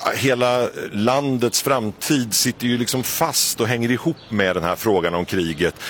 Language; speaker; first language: Swedish; native; Swedish